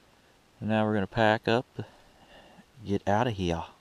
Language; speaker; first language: English; native; English